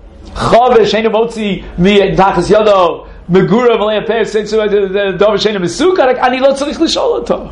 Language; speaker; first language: Hebrew; non-native, fluent; English